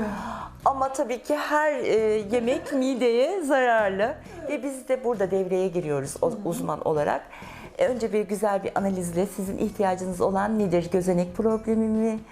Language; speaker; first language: Turkish; native; Turkish